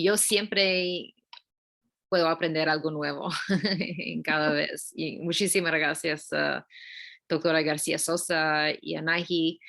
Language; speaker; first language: Spanish; non-native, learner; English